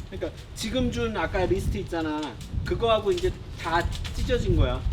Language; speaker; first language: Korean; native; Korean